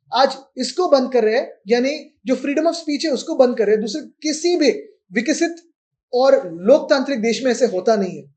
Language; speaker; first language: Hindi; non-native, local second language; Marathi